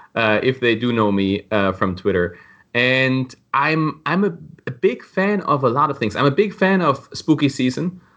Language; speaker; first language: English; non-native, fluent; German